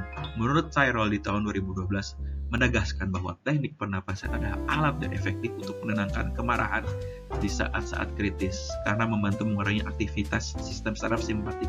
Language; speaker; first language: Indonesian; native; Indonesian